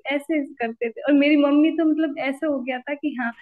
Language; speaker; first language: Hindi; native; Hindi